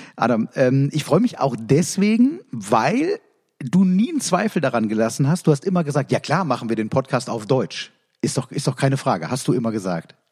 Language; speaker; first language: German; native; German